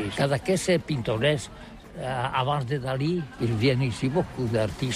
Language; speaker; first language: French; non-native, learner; Catalan